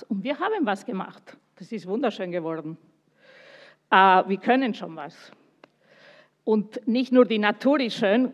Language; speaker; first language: German; non-native, fluent; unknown